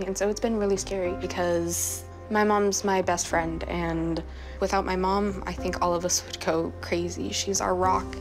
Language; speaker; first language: English; native; English